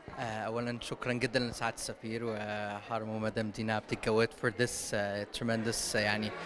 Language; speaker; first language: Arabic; early bilingual, heritage; Arabic